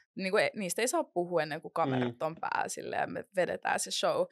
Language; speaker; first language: Finnish; non-native, local second language; Russian